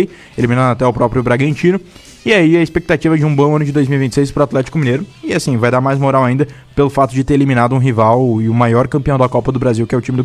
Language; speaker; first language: Portuguese; native; Portuguese